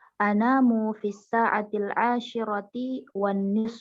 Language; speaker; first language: Arabic; non-native, learner; Indonesian